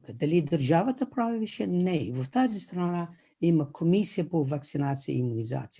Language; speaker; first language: Bulgarian; non-native, fluent; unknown